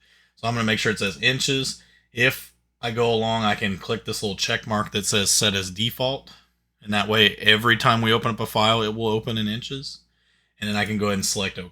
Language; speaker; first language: English; native; English